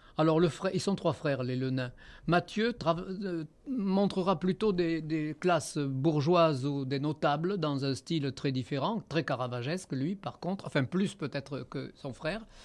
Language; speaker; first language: French; native; French